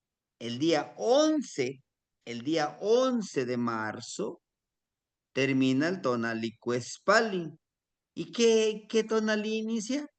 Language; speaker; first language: Spanish; native; Spanish